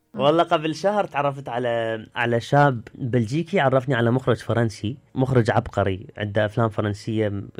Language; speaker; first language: Arabic; early bilingual, heritage; Arabic